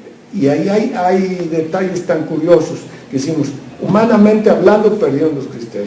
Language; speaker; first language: Spanish; native; Spanish